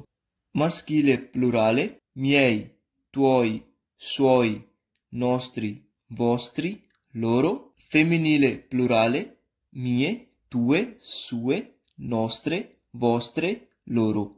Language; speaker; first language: Italian; non-native, fluent; Punjabi